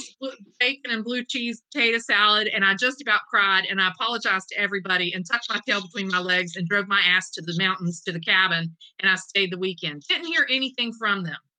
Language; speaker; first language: English; native; English